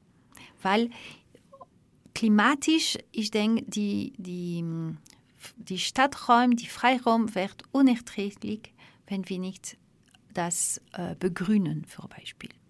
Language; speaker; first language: German; non-native, learner; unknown